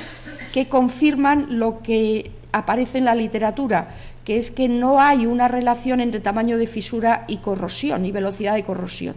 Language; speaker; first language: Spanish; native; Spanish